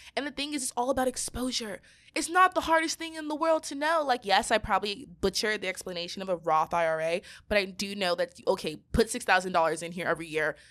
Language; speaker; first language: English; native; English